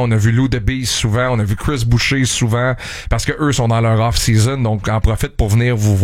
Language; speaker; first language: French; native; French